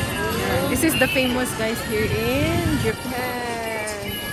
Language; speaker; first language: English; non-native, local second language; Filipino